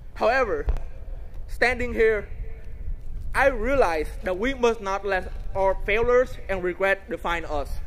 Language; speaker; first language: English; non-native, fluent; Vietnamese